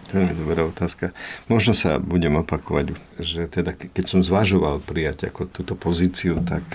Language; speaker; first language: Slovak; native; Slovak